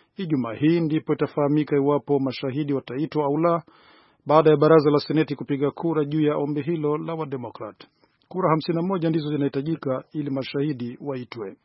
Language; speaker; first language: Swahili; non-native, local second language; Rundi